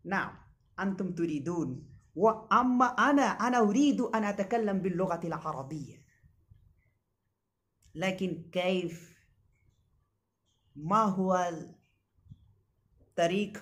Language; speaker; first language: Arabic; non-native, learner; Bangla